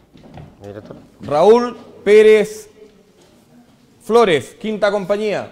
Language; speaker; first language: Spanish; native; Spanish